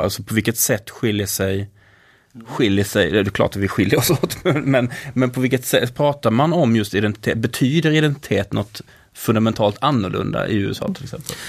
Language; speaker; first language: Swedish; native; Swedish